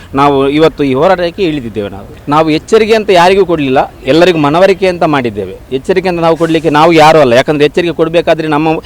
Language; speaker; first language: Kannada; non-native, local second language; Tulu